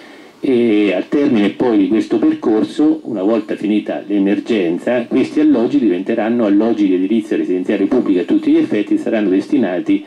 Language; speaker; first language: Italian; native; Italian